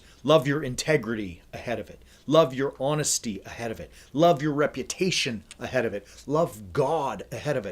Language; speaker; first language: English; native; English